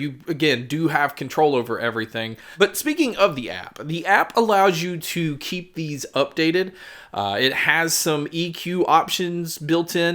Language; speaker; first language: English; native; English